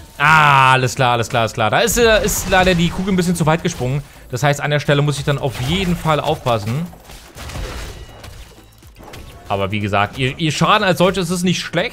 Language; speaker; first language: German; native; German